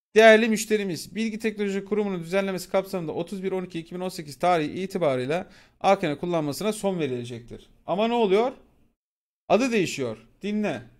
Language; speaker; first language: Turkish; native; Turkish